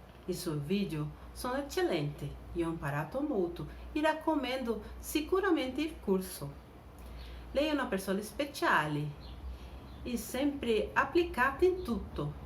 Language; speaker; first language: Italian; non-native, learner; Portuguese